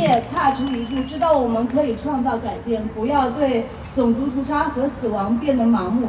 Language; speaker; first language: Chinese; early bilingual, other home language; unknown